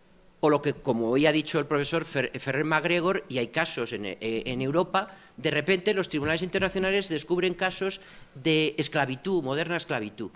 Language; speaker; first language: Spanish; native; Spanish